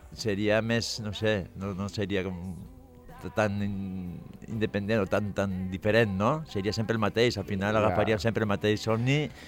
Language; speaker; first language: Catalan; non-native, fluent; Basque